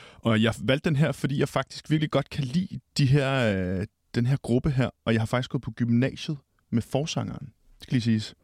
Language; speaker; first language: Danish; native; Danish